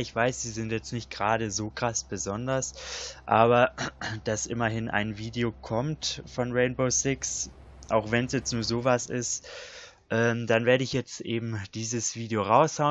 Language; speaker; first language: German; native; German